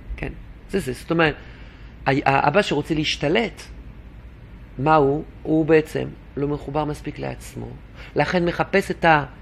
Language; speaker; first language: Hebrew; non-native, fluent; French